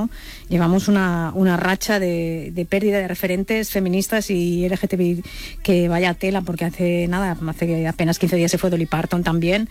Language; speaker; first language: Spanish; native; Spanish